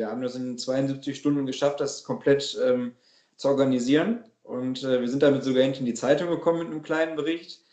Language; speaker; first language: German; native; German